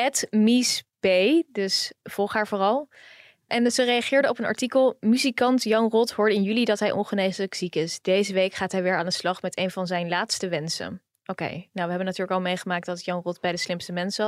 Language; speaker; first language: Dutch; native; Dutch